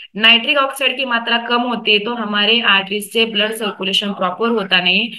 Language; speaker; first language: Hindi; non-native, local second language; Marathi